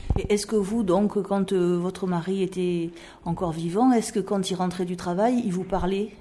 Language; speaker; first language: French; native; French